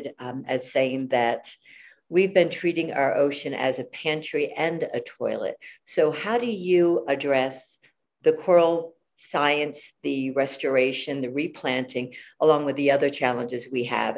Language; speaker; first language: English; native; English